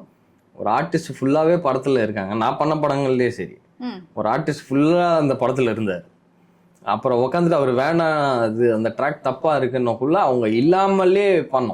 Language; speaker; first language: Tamil; native; Tamil